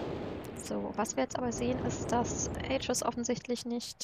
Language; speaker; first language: German; native; German